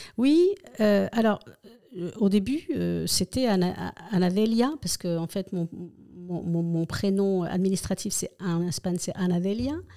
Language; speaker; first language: French; early bilingual, other home language; Spanish